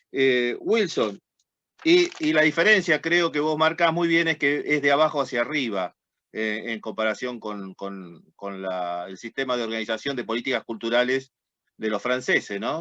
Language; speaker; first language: Spanish; native; Spanish